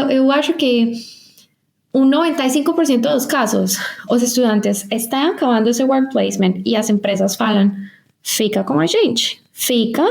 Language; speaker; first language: Portuguese; non-native, fluent; Spanish